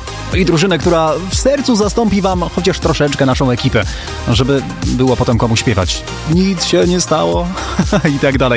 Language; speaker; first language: Polish; native; Polish